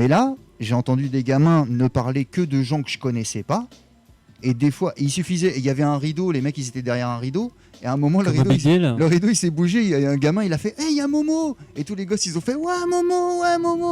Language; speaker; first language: French; native; French